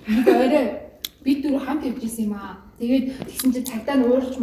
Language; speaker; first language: Mongolian; native; Mongolian